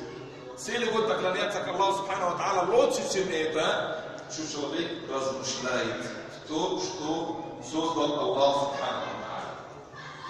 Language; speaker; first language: Russian; non-native, fluent; Arabic